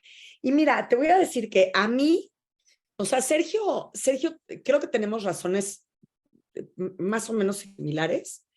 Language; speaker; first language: Spanish; native; Spanish